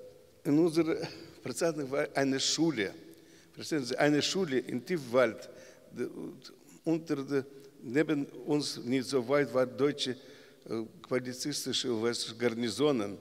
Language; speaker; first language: German; non-native, learner; Russian